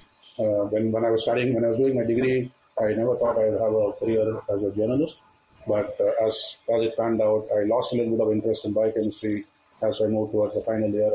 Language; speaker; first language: English; non-native, local second language; Tamil